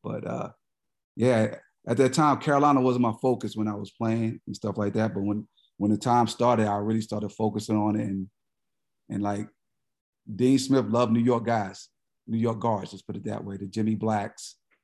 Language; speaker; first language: English; native; English